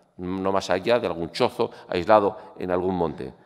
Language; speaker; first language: Spanish; native; Spanish